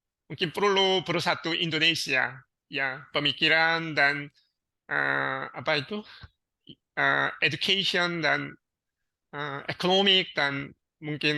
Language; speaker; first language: Indonesian; non-native, learner; Korean